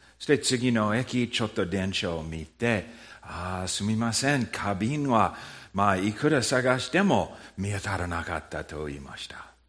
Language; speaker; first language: Japanese; non-native, fluent; English